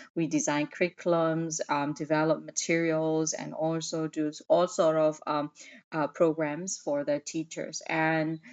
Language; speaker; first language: English; non-native, fluent; Burmese